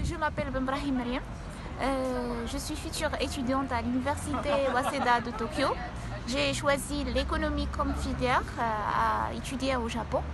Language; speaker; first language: French; non-native, local second language; Arabic